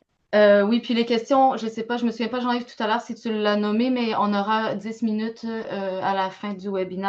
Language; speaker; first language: French; native; French